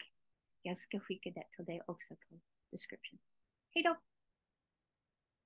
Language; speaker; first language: Swedish; non-native, learner; English